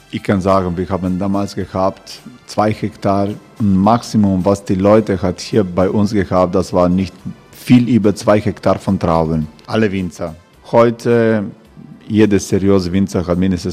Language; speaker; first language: German; non-native, learner; Croatian